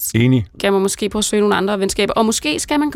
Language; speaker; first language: Danish; native; Danish